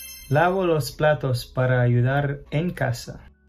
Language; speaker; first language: Spanish; non-native, fluent; English